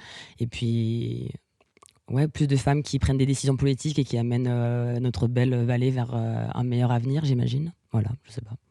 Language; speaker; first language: French; native; French